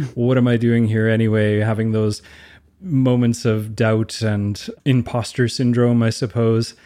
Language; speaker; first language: English; native; English